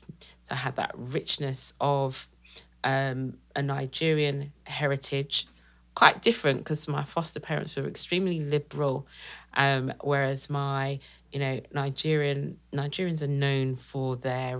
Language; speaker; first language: English; native; English